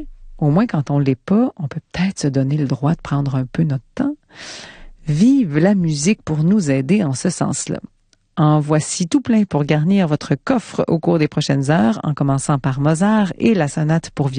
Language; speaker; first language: French; native; French